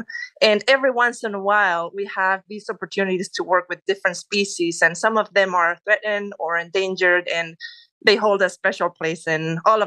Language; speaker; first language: English; non-native, fluent; Spanish